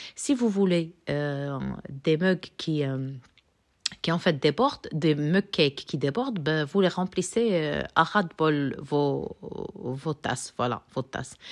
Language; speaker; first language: French; non-native, local second language; Arabic